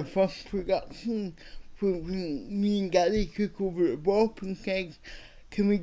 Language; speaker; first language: English; native; English